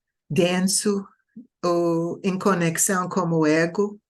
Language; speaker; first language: Portuguese; non-native, fluent; English